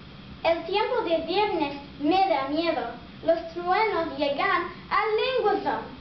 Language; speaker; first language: Spanish; non-native, learner; English